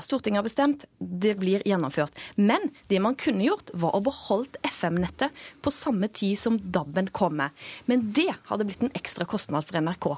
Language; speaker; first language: Norwegian; native; Norwegian